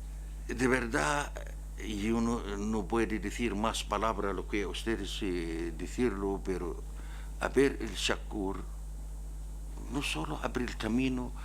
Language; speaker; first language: Spanish; non-native, learner; Arabic